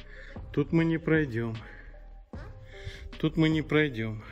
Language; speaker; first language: Russian; native; Russian